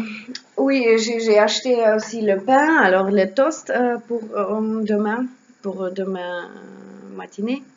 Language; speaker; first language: French; non-native, learner; Russian